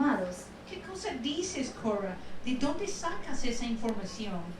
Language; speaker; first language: Spanish; native; Spanish